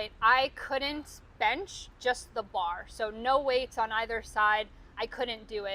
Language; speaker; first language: English; native; English